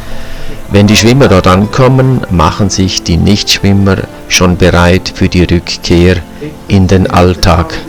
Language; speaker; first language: German; native; German